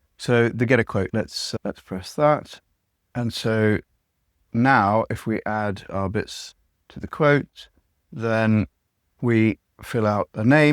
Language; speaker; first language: English; native; English